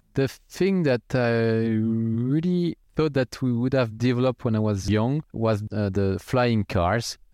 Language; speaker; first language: English; non-native, fluent; French